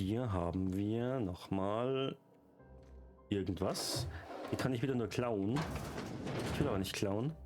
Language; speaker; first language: German; native; German